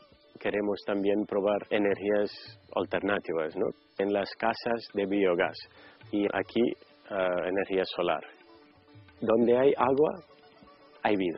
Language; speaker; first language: Spanish; non-native, fluent; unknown